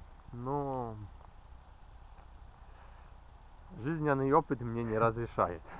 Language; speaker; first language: Russian; non-native, fluent; Polish